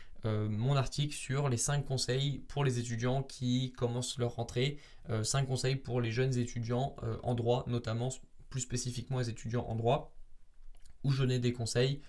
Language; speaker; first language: French; native; French